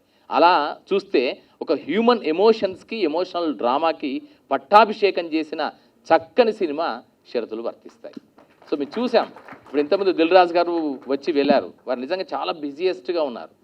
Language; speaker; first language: Telugu; native; Telugu